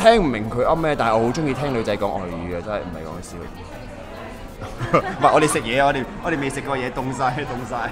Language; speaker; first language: Cantonese; native; Cantonese